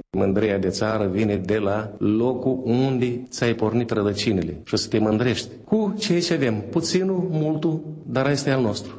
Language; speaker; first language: Romanian; native; Romanian